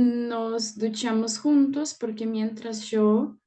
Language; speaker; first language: Spanish; non-native, learner; Portuguese